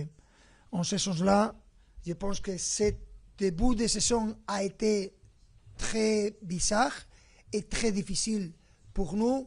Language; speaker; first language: French; non-native, fluent; Spanish